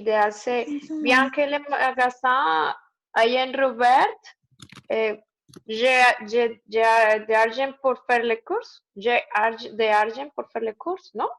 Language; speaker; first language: French; non-native, learner; Spanish